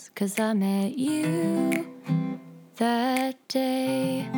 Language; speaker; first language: English; native; English